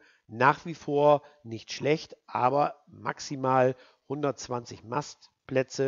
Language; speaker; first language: German; native; German